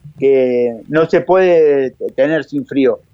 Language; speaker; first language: Spanish; native; Spanish